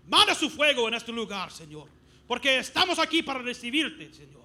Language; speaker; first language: Spanish; non-native, learner; English